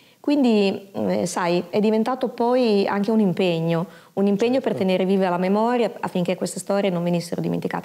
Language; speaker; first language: Italian; native; Italian